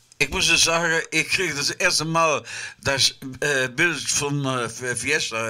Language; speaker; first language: German; non-native, learner; Dutch